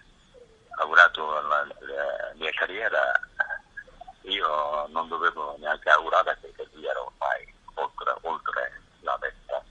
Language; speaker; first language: Italian; non-native, fluent; Japanese